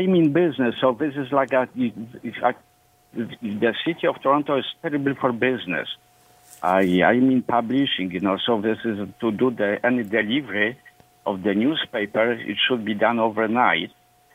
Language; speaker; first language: English; non-native, fluent; Polish